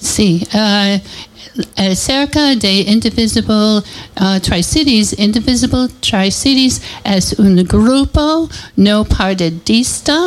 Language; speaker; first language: Spanish; non-native, learner; English